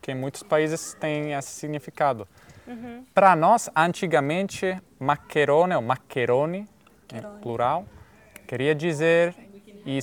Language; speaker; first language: Portuguese; non-native, fluent; Italian